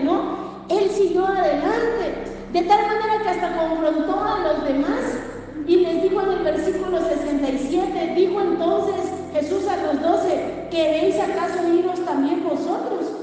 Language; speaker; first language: Spanish; native; Spanish